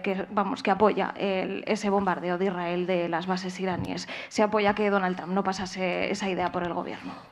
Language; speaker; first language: Spanish; native; Spanish